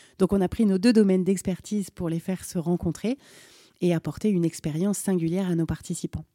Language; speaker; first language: French; native; French